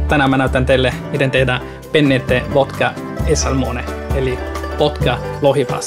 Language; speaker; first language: Finnish; non-native, fluent; Italian